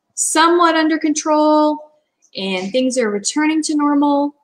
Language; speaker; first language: English; native; English